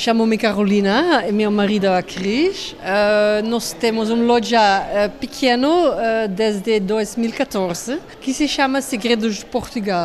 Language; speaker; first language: Portuguese; non-native, learner; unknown